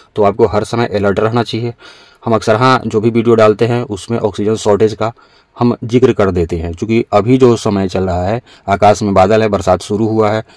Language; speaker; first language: Hindi; native; Hindi